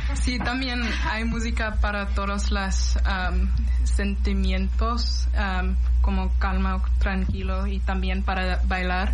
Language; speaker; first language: Spanish; non-native, learner; English